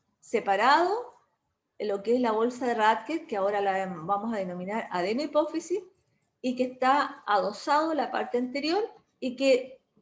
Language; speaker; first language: Spanish; native; Spanish